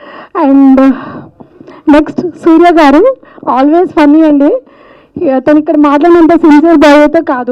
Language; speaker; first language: Telugu; native; Telugu